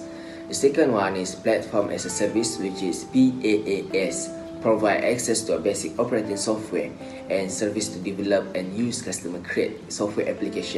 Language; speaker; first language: English; non-native, local second language; Malay